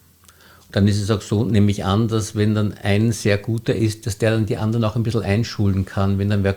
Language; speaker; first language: German; native; German